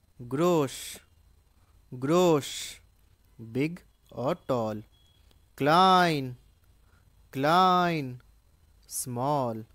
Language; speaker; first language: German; non-native, learner; Hindi